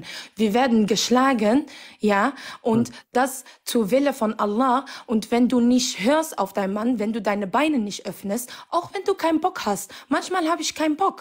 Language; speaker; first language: German; non-native, fluent; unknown